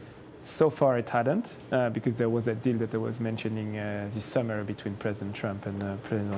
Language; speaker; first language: English; non-native, fluent; French